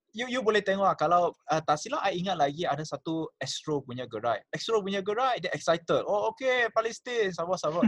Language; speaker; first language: Malay; non-native, local second language; Chinese